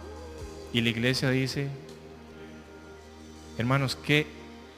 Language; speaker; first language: Spanish; native; Spanish